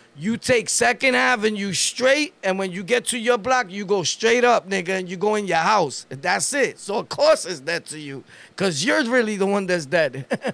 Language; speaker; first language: English; early bilingual, other home language; Spanish